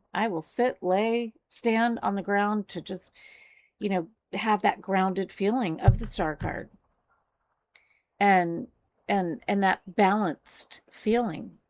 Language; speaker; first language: English; native; English